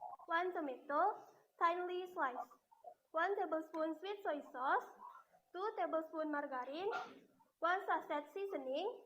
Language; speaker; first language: English; non-native, learner; Indonesian